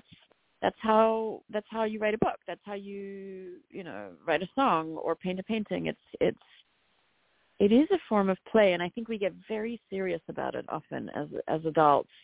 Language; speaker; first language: English; native; English